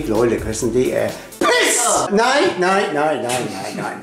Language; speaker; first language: Danish; non-native, fluent; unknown